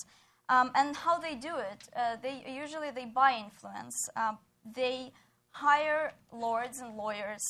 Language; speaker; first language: English; non-native, fluent; Ukrainian